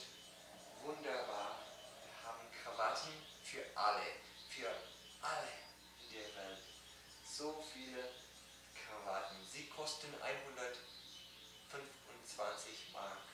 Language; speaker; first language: German; non-native, learner; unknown